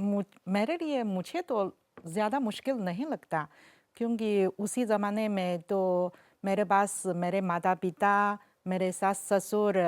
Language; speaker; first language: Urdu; non-native, learner; Chinese